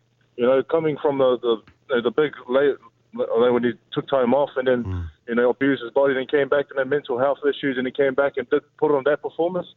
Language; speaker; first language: English; native; English